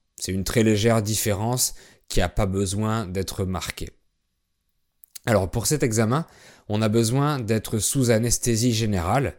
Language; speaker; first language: French; native; French